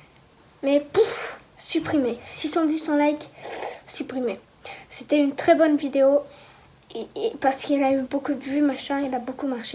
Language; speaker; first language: French; native; French